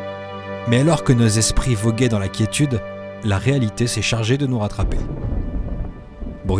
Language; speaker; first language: French; native; French